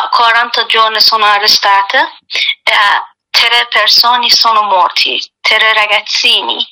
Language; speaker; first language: Italian; non-native, learner; Persian